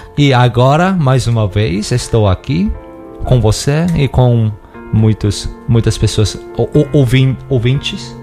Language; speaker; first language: Portuguese; non-native, learner; Korean